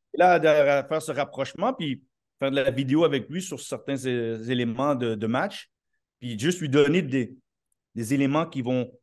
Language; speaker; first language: French; native; French